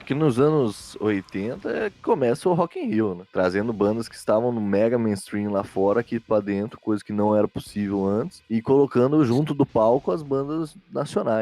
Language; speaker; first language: Portuguese; native; Portuguese